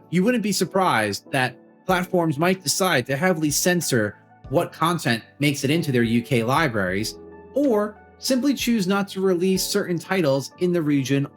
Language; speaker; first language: English; native; English